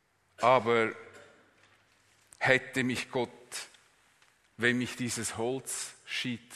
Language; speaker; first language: German; native; German